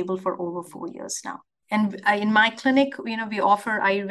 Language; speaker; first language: English; non-native, local second language; Telugu